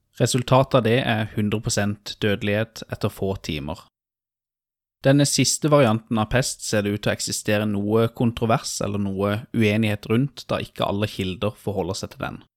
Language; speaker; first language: Norwegian; native; Norwegian